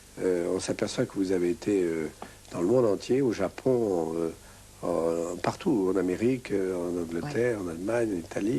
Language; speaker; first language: French; native; French